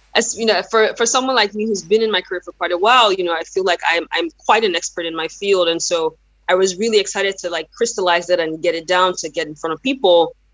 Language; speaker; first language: English; non-native, local second language; Yoruba